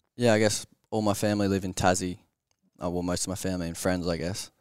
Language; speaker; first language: English; native; English